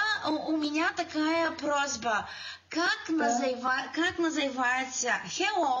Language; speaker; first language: Russian; non-native, learner; Bulgarian